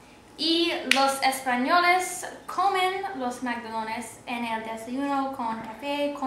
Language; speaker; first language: Spanish; non-native, learner; English